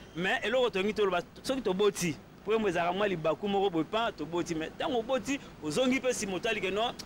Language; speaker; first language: Lingala; non-native, local second language; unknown